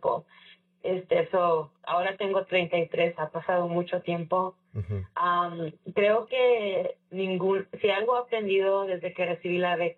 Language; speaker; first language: Spanish; native; Spanish